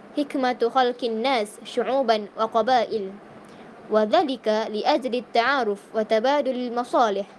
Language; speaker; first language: Arabic; non-native, learner; Malay